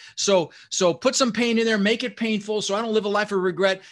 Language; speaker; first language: English; early bilingual, other home language; Dutch